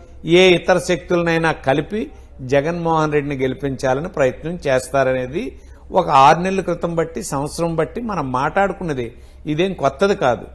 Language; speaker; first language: Telugu; native; Telugu